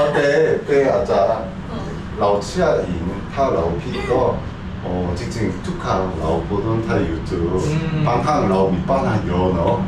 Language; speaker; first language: Thai; non-native, learner; Korean